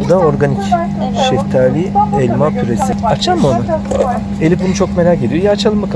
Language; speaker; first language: Turkish; native; Turkish